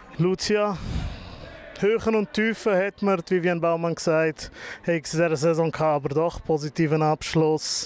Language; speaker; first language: German; native; German